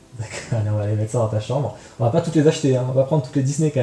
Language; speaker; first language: French; native; French